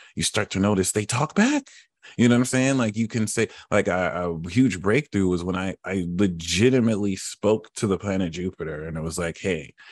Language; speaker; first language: English; early bilingual, other home language; Yoruba